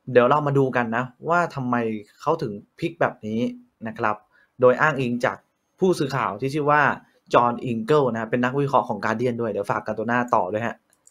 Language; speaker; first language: Thai; native; Thai